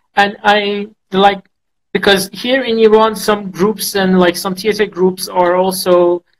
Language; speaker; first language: English; non-native, fluent; Azerbaijani